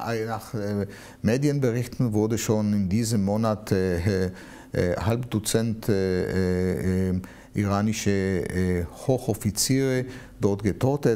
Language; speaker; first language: German; non-native, fluent; Hebrew